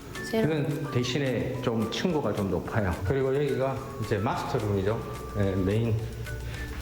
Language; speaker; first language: Korean; native; Korean